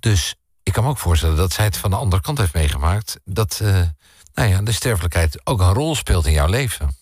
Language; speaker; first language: Dutch; native; Dutch